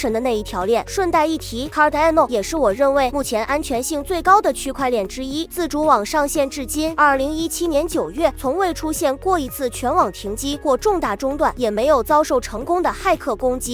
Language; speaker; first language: Chinese; native; Chinese